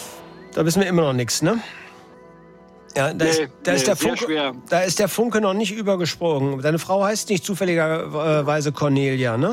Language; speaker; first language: German; native; German